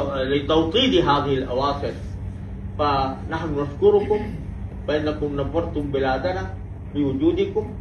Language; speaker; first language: Arabic; non-native, fluent; Urdu